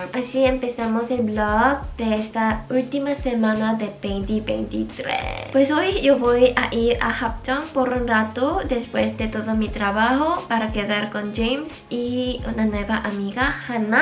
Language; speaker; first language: Spanish; non-native, local second language; Korean